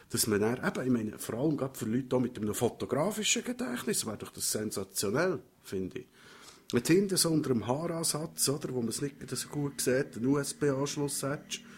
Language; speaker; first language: German; native; German